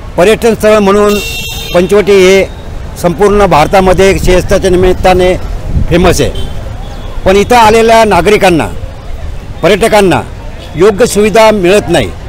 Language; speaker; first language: Marathi; native; Marathi